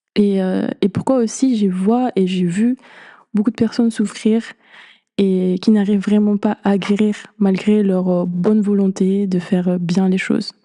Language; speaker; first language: French; non-native, fluent; Spanish